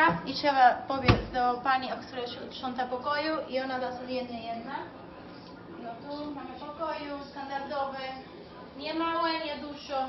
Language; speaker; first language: Polish; non-native, learner; Spanish